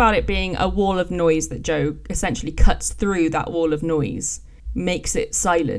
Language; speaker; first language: English; native; English